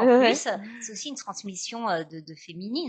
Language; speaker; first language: French; native; French